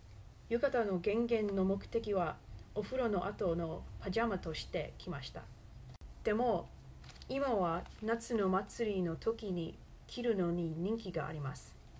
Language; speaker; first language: Japanese; non-native, learner; English